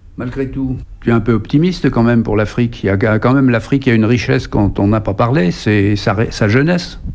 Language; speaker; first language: French; native; French